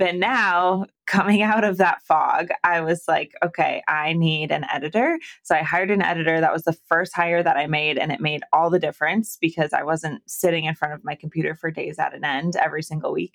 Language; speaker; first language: English; native; English